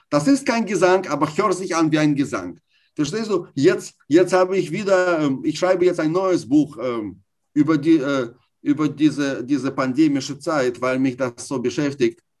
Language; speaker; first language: German; non-native, fluent; Russian